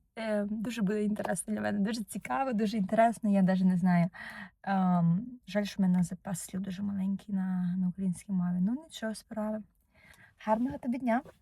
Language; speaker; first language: Ukrainian; non-native, learner; Russian